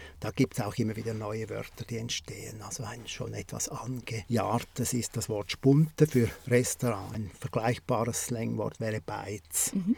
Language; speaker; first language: German; native; German